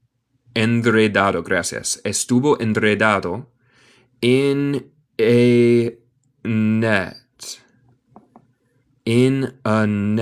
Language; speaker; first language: Spanish; non-native, learner; English